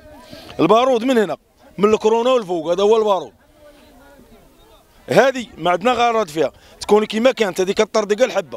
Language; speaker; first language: Arabic; native; Arabic